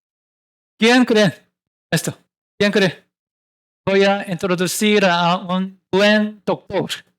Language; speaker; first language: Spanish; non-native, learner; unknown